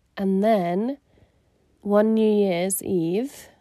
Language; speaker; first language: English; native; English